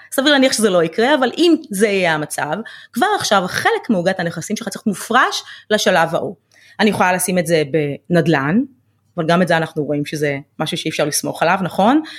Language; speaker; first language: Hebrew; native; Hebrew